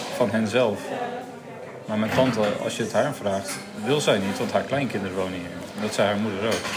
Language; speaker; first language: Dutch; native; Dutch